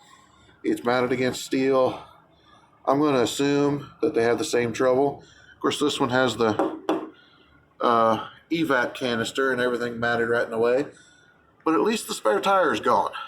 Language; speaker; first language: English; native; English